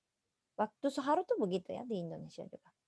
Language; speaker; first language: Indonesian; non-native, fluent; Japanese